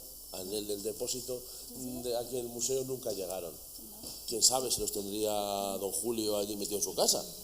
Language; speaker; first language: Spanish; native; Spanish